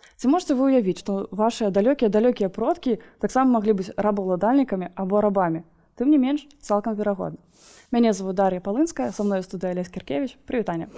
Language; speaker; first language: Belarusian; non-native, local second language; Russian